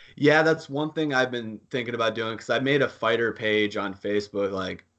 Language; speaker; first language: English; native; English